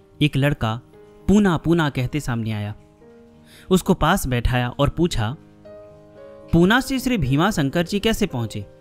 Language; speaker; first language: Hindi; native; Hindi